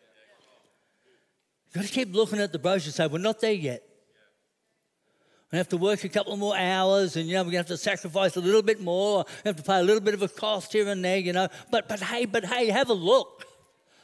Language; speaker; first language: English; native; English